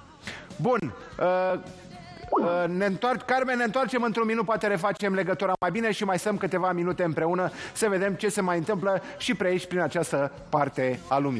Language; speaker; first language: Romanian; native; Romanian